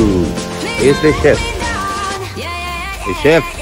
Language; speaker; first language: English; non-native, learner; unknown